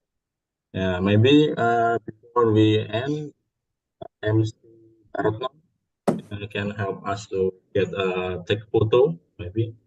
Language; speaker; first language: English; non-native, learner; Indonesian